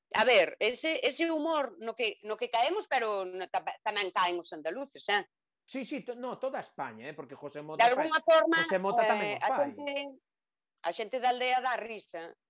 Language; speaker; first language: Spanish; non-native, local second language; Galician